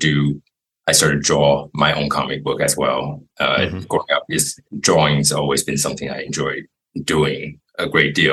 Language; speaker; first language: English; non-native, fluent; Chinese